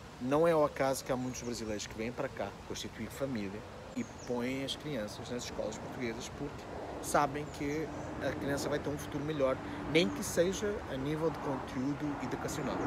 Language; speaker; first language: Portuguese; native; Portuguese